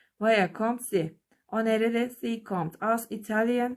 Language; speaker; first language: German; non-native, fluent; Turkish